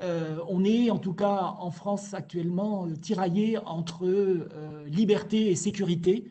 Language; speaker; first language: French; native; French